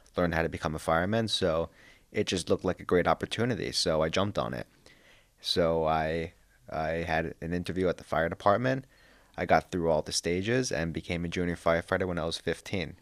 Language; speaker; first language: English; native; English